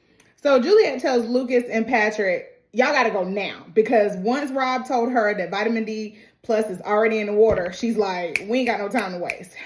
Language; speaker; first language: English; native; English